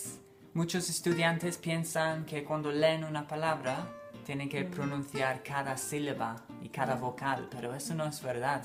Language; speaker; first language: Spanish; non-native, fluent; English